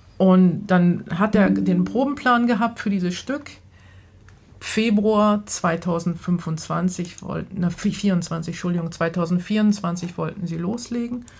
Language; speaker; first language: German; native; German